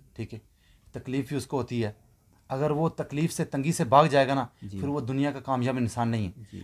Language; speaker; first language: Urdu; non-native, local second language; Punjabi